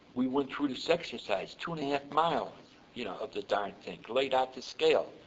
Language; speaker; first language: English; early bilingual, other home language; Yiddish